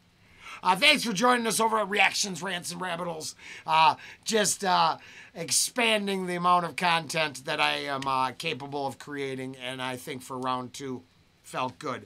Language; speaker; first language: English; native; English